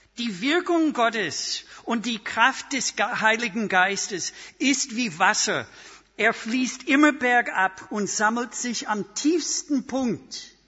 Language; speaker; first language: German; non-native, fluent; English